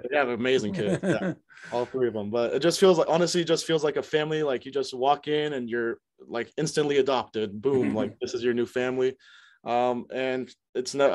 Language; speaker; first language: English; native; English